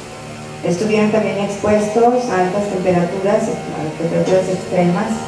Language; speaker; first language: Spanish; native; Spanish